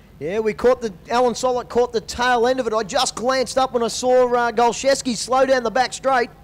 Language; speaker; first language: English; native; English